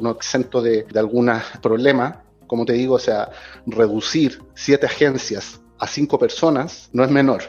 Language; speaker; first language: Spanish; native; Spanish